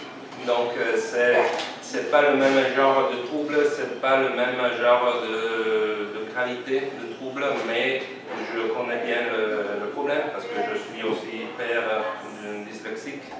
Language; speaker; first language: French; non-native, fluent; Italian